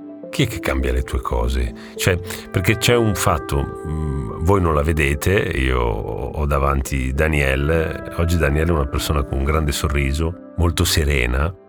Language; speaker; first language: Italian; native; Italian